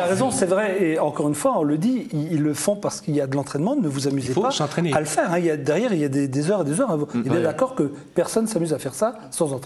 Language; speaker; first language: French; native; French